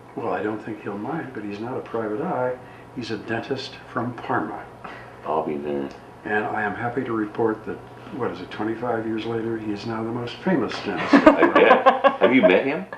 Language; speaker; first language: English; native; English